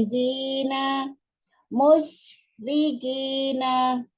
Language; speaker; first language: Arabic; non-native, learner; Indonesian